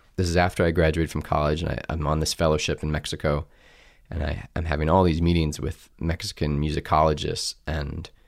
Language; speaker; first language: English; native; English